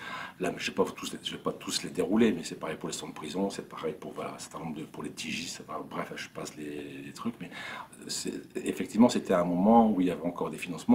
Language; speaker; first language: French; native; French